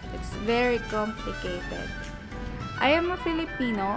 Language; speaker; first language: English; non-native, local second language; Filipino